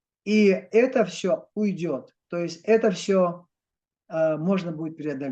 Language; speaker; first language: Russian; native; Russian